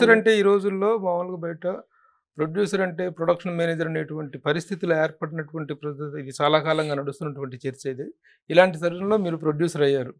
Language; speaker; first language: Telugu; native; Telugu